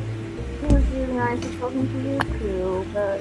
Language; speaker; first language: English; non-native, fluent; Russian